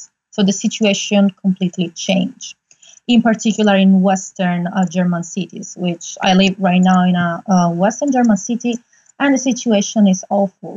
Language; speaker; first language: English; non-native, fluent; Italian